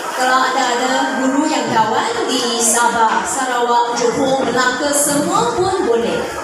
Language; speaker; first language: Malay; non-native, local second language; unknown